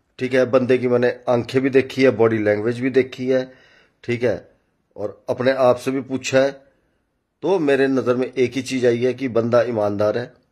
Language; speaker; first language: Hindi; non-native, local second language; Punjabi